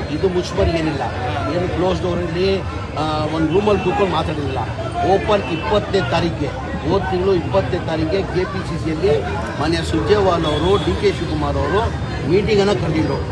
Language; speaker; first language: Kannada; non-native, local second language; Urdu